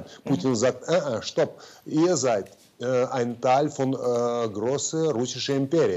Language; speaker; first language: German; non-native, fluent; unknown